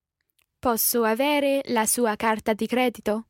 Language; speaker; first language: Italian; non-native, learner; English